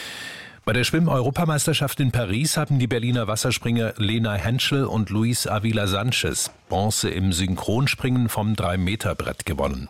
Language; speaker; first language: German; native; German